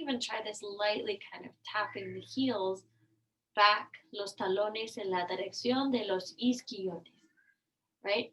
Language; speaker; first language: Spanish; non-native, learner; English